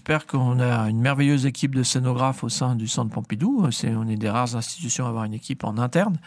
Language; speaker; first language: French; native; French